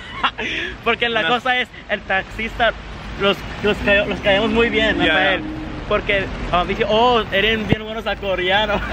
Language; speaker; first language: Spanish; native; Spanish